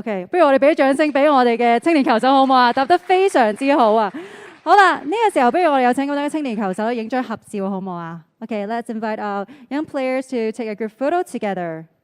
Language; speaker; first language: Cantonese; native; Cantonese